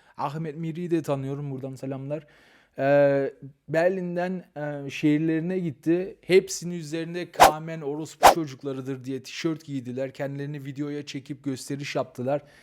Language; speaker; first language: Turkish; early bilingual, heritage; Turkish